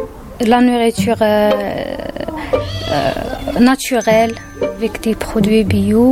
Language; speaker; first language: French; non-native, learner; Berber languages